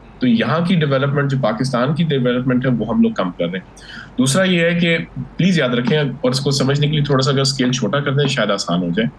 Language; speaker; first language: Urdu; early bilingual, heritage; Urdu